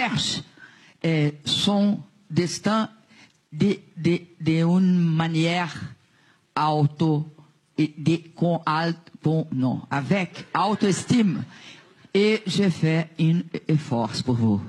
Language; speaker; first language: French; non-native, learner; Portuguese